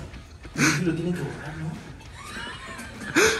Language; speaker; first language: Spanish; native; Spanish